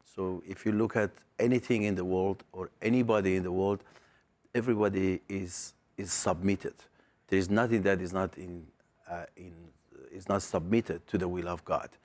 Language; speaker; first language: English; non-native, fluent; Persian